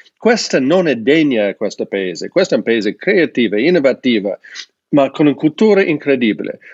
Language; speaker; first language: Italian; non-native, fluent; English